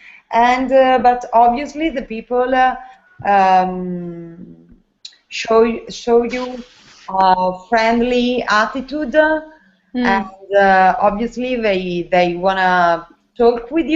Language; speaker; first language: English; non-native, learner; Italian